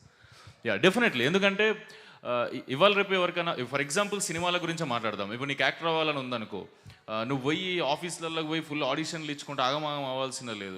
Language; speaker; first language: Telugu; native; Telugu